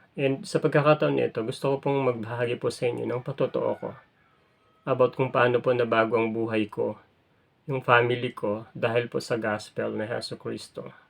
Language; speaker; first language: Filipino; native; Filipino